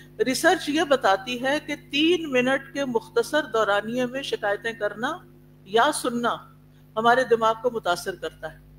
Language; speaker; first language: Urdu; native; Urdu